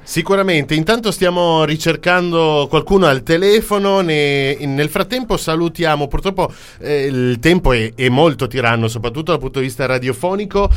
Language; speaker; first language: Italian; native; Italian